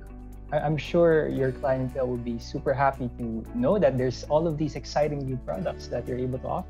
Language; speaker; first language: English; non-native, local second language; Filipino